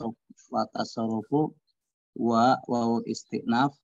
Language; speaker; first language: Arabic; non-native, learner; Indonesian